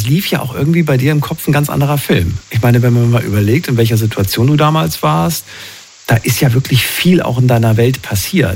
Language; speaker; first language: German; native; German